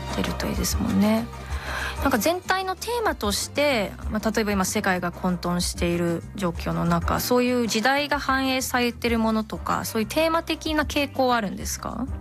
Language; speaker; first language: Japanese; non-native, fluent; English